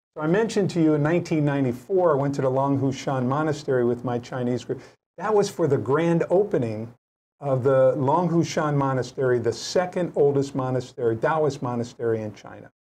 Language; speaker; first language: English; native; English